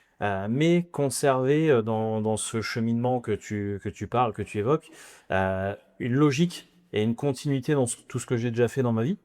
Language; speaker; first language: French; native; French